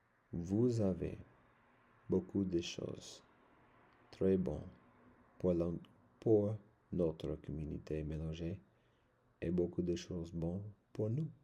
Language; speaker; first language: French; non-native, learner; English